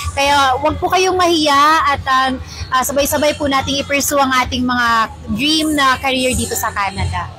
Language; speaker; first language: Filipino; non-native, local second language; Cebuano